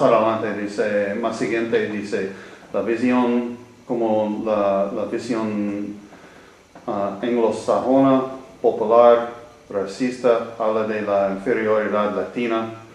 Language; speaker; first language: Spanish; non-native, learner; English